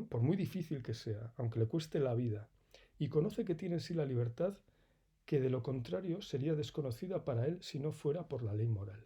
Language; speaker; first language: Spanish; native; Spanish